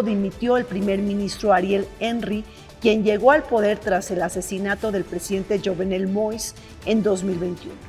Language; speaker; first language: Spanish; native; Spanish